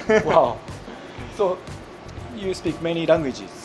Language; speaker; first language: English; non-native, learner; Japanese